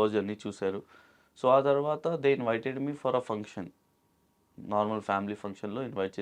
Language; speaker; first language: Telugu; non-native, local second language; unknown